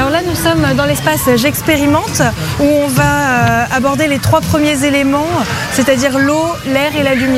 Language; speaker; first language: French; native; French